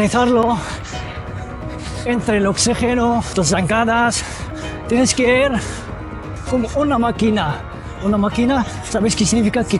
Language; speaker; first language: Spanish; non-native, fluent; Arabic